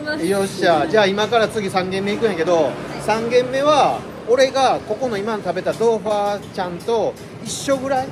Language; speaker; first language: Japanese; native; Japanese